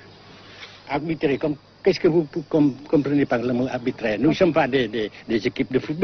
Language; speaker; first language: French; non-native, local second language; Vietnamese